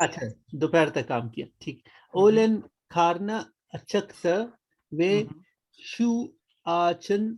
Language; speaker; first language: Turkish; non-native, learner; Urdu